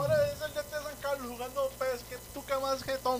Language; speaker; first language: Spanish; native; Spanish